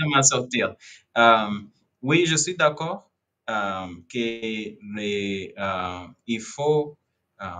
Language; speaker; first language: French; non-native, fluent; Kinyarwanda